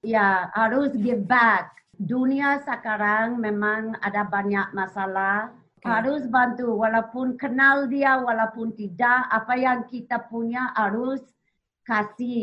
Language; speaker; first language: Indonesian; non-native, learner; English